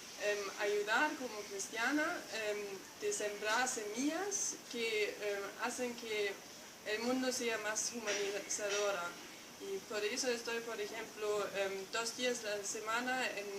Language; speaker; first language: Spanish; non-native, fluent; German